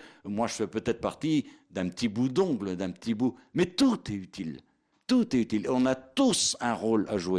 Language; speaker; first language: French; native; French